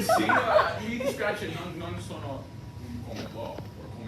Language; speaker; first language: Italian; non-native, learner; English